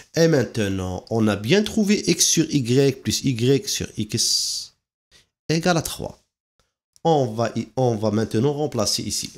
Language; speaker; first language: French; non-native, local second language; Arabic